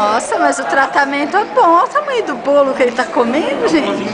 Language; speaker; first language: Portuguese; native; Portuguese